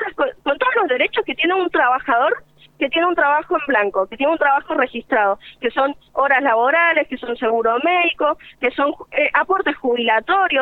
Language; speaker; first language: Spanish; native; Spanish